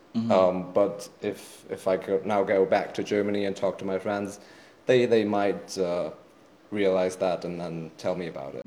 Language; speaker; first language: English; non-native, fluent; German